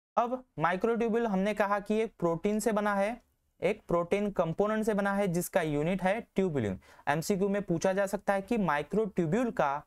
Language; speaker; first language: Hindi; non-native, local second language; Marathi